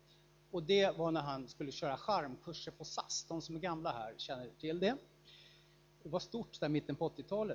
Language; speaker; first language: Swedish; native; Swedish